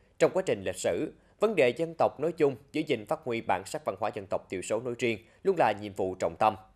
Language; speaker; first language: Vietnamese; native; Vietnamese